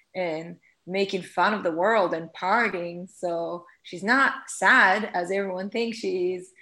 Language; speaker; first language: English; non-native, fluent; Hebrew